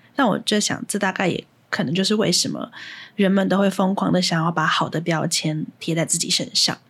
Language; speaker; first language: Chinese; native; Chinese